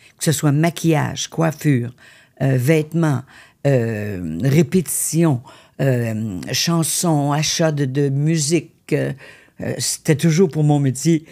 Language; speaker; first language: French; native; French